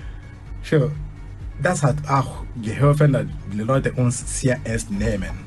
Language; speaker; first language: German; non-native, fluent; Igbo